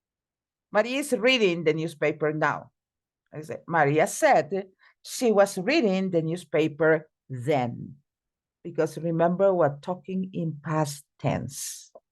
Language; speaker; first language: English; non-native, fluent; Spanish